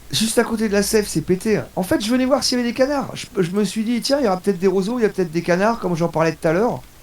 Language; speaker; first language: French; native; French